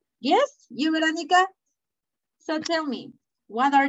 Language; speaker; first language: English; non-native, fluent; Spanish